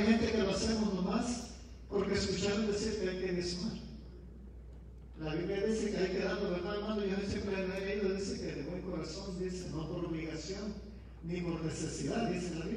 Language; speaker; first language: Spanish; native; Spanish